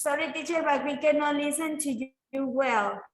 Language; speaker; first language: English; non-native, fluent; Spanish